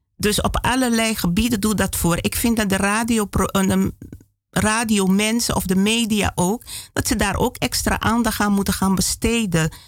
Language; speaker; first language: Dutch; native; Dutch